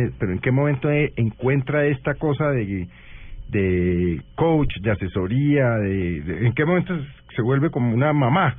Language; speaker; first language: Spanish; native; Spanish